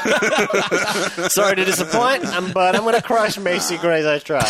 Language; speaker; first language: English; native; English